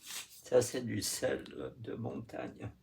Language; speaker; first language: French; non-native, fluent; Russian